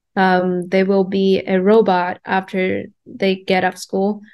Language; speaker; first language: English; non-native, fluent; Chinese